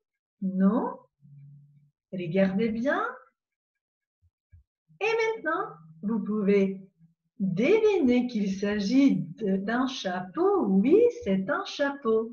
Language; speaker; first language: French; non-native, fluent; Macedonian